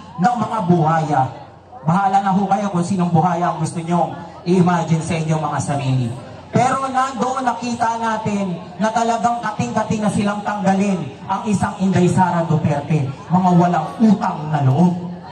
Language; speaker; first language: Filipino; native; Filipino